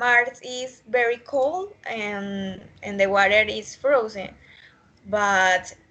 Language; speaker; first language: English; non-native, learner; Spanish